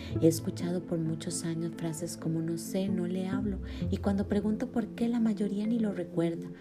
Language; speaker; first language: Spanish; native; Spanish